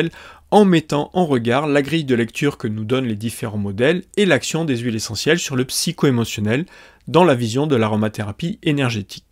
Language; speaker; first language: French; native; French